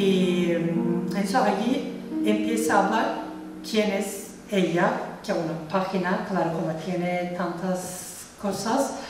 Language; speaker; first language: Spanish; non-native, fluent; Turkish